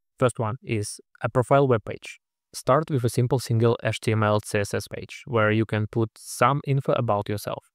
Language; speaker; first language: English; non-native, fluent; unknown